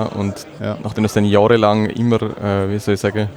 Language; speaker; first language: German; native; German